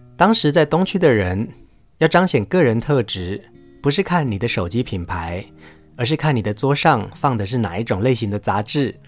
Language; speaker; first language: Chinese; native; Chinese